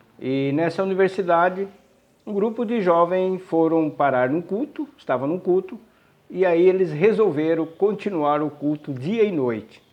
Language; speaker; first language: Portuguese; native; Portuguese